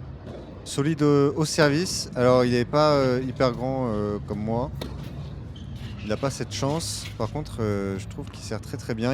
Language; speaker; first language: French; native; French